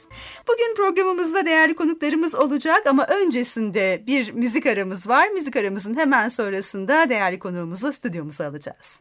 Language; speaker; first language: Turkish; native; Turkish